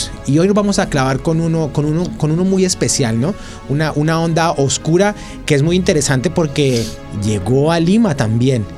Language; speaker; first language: Spanish; native; Spanish